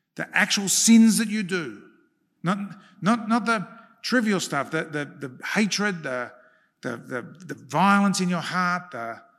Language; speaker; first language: English; early bilingual, other home language; Hungarian